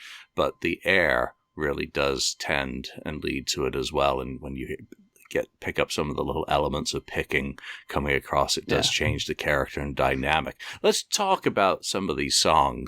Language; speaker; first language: English; native; English